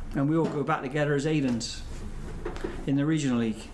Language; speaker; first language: English; native; English